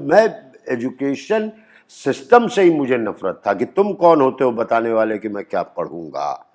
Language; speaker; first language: Hindi; native; Hindi